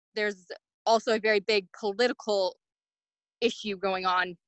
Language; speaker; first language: English; native; English